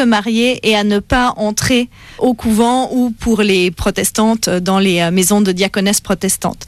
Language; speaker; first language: French; native; French